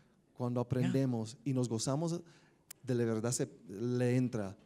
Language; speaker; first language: Spanish; native; Spanish